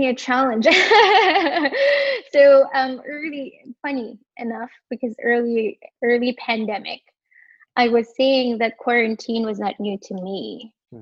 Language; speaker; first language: English; non-native, local second language; Filipino